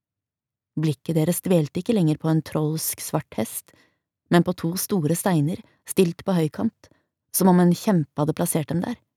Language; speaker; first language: Norwegian; native; Norwegian